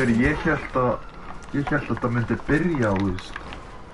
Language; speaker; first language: Icelandic; early bilingual, heritage; Icelandic